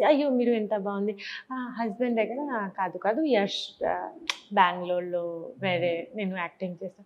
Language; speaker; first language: Telugu; non-native, learner; Bangla